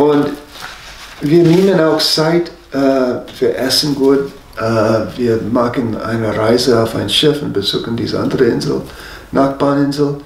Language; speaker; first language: German; non-native, fluent; English